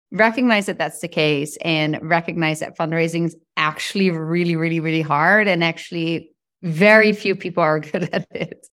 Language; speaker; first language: English; non-native, fluent; Dutch